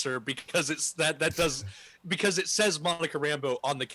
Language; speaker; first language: English; native; English